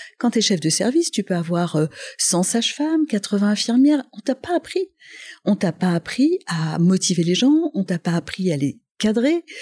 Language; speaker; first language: French; non-native, local second language; Arabic